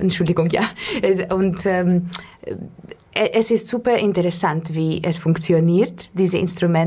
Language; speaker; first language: German; non-native, fluent; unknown